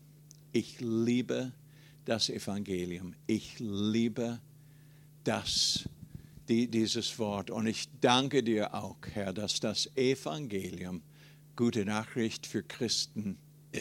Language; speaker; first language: German; non-native, fluent; English